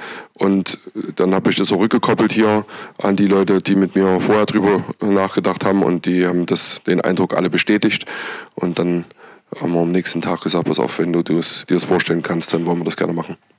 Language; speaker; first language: German; native; German